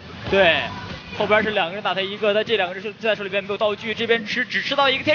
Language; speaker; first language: Chinese; native; Chinese